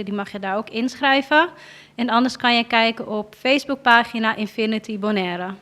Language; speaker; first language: Dutch; native; Dutch